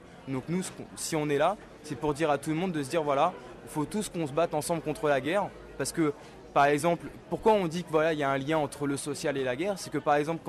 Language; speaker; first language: French; native; French